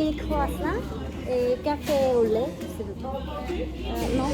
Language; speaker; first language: French; non-native, learner; Korean